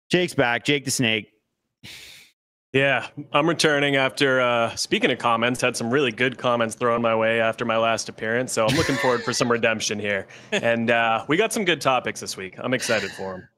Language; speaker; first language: English; native; English